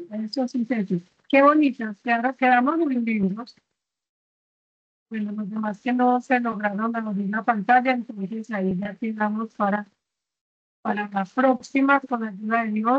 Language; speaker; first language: Spanish; native; Spanish